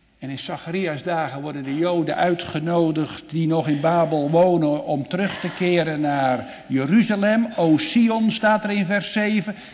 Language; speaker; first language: Dutch; native; Dutch